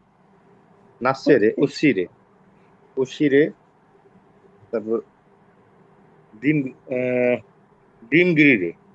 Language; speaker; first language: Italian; non-native, learner; Bangla